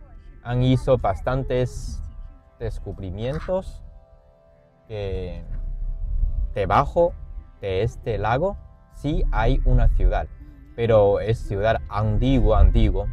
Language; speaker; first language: Spanish; non-native, fluent; Chinese